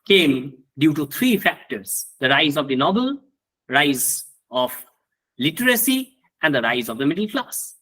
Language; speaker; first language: English; non-native, local second language; Bangla